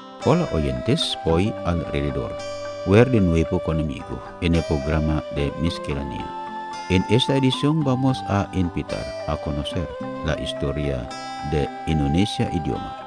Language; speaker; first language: Spanish; non-native, learner; Indonesian